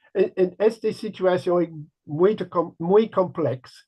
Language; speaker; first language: Spanish; non-native, learner; English